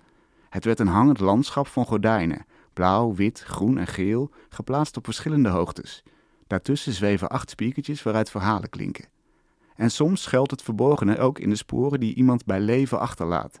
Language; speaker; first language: Dutch; native; Dutch